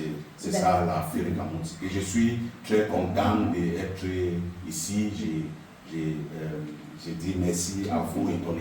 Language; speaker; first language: French; non-native, local second language; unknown